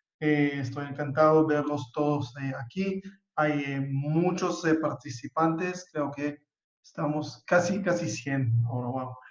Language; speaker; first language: Spanish; non-native, fluent; Hebrew